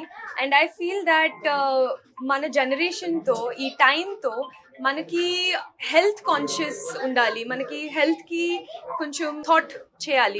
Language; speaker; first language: Telugu; non-native, learner; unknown